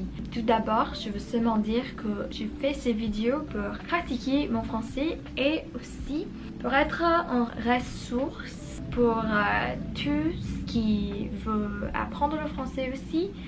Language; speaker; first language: French; non-native, learner; Spanish